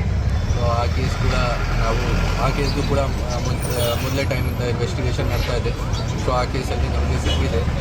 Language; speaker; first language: Kannada; non-native, fluent; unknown